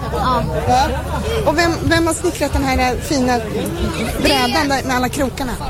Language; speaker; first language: Swedish; native; Swedish